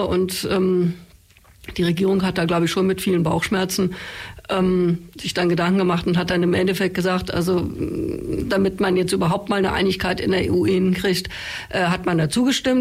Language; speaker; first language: German; native; German